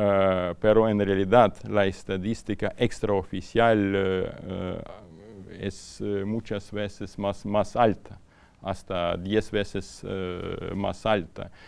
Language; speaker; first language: Spanish; non-native, fluent; Ukrainian